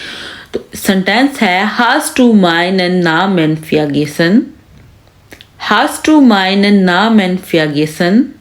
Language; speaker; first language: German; non-native, fluent; Urdu